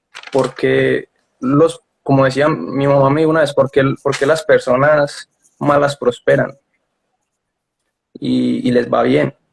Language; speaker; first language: Spanish; native; Spanish